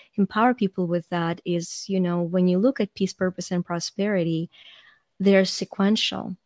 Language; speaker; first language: English; non-native, fluent; Ukrainian